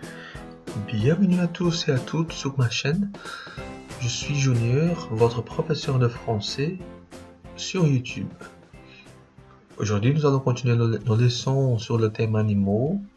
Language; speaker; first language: French; non-native, fluent; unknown